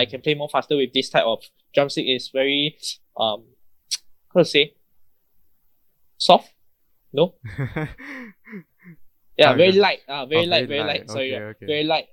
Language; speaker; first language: English; non-native, local second language; Chinese